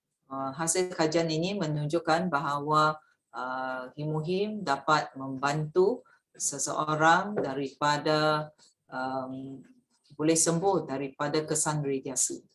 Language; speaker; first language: Malay; native; Malay